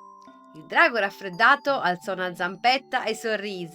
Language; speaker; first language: Italian; native; Italian